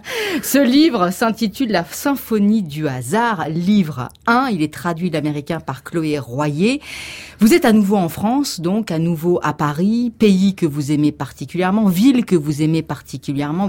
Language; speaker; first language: French; native; French